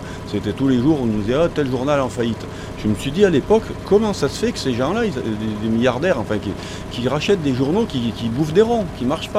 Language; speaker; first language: French; native; French